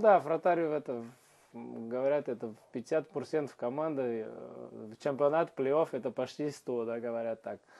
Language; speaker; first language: Russian; non-native, learner; Portuguese